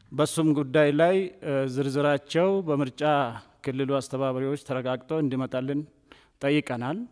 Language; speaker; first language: Amharic; non-native, local second language; Sidamo